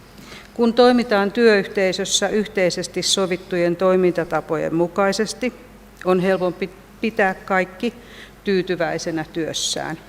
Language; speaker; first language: Finnish; native; Finnish